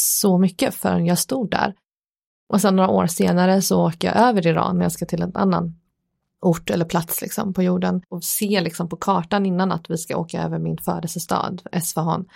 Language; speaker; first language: Swedish; early bilingual, other home language; Persian